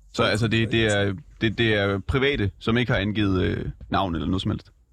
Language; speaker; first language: Danish; native; Danish